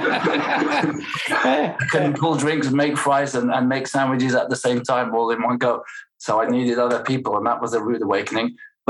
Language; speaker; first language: English; non-native, fluent; French